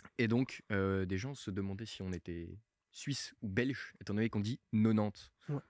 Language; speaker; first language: French; early bilingual, other home language; Portuguese